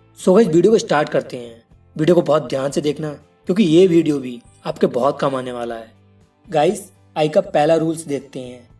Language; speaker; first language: Hindi; native; Hindi